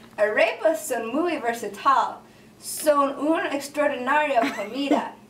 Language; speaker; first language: Spanish; non-native, learner; English